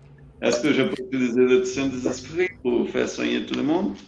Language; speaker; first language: French; non-native, learner; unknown